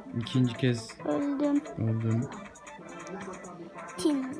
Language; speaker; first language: Turkish; native; Turkish